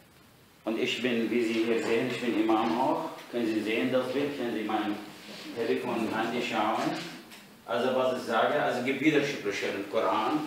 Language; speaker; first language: German; non-native, fluent; Arabic